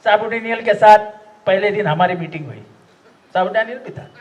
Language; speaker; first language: Hindi; non-native, local second language; Marathi